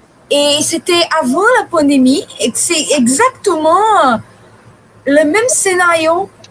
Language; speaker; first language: French; non-native, fluent; Portuguese